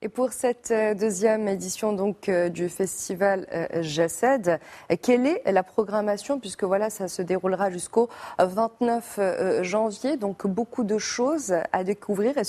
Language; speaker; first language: French; non-native, local second language; Arabic